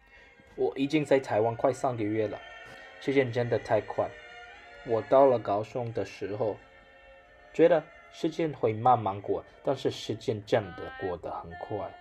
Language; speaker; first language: Chinese; non-native, learner; English